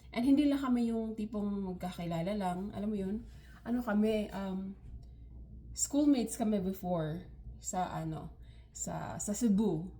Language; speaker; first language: Filipino; non-native, local second language; Cebuano